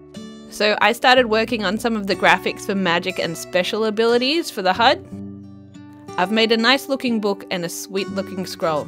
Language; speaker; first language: English; native; English